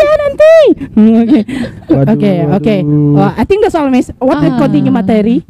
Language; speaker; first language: English; non-native, learner; Indonesian